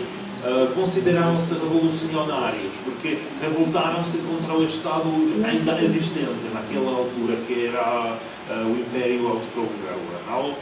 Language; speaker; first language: Portuguese; non-native, fluent; Czech